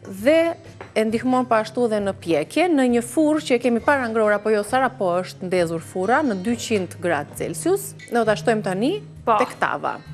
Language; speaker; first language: Albanian; native; Albanian